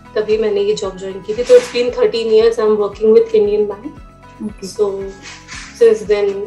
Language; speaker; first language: Hindi; native; Hindi